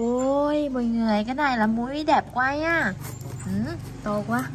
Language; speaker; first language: Vietnamese; non-native, fluent; Thai